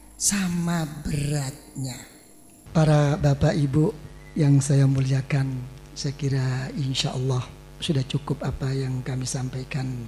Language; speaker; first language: Malay; non-native, local second language; Javanese